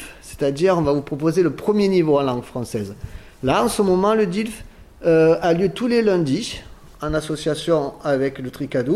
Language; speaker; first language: French; native; French